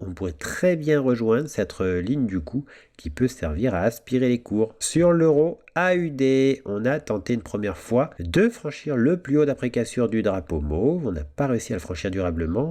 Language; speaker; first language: French; native; French